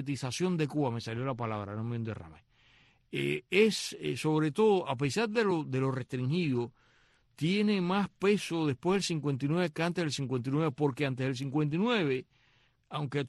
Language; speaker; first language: Spanish; native; Spanish